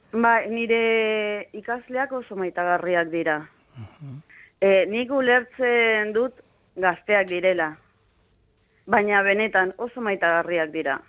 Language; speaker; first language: Basque; non-native, fluent; Spanish